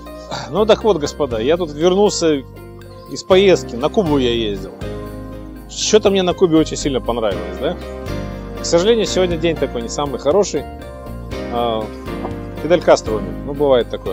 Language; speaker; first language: Russian; native; Russian